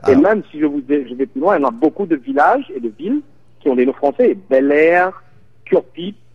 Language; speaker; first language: French; non-native, local second language; Morisyen